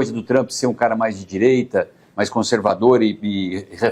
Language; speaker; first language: Portuguese; native; Portuguese